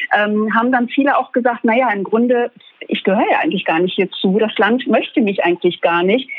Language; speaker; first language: German; early bilingual, other home language; Turkish